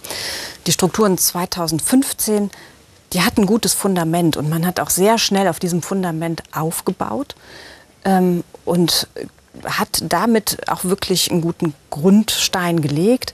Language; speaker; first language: German; native; German